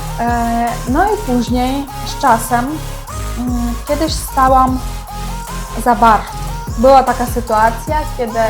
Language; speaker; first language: Polish; non-native, learner; Ukrainian